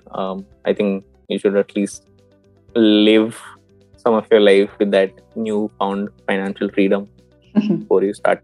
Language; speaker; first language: English; non-native, local second language; Odia